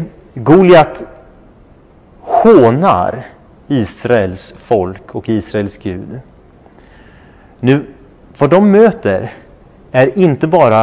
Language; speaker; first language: Swedish; non-native, fluent; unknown